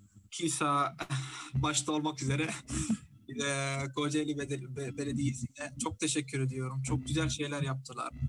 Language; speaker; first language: Turkish; non-native, fluent; Arabic